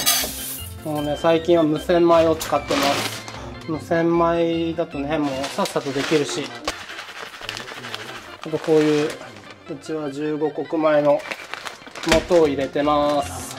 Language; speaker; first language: Japanese; native; Japanese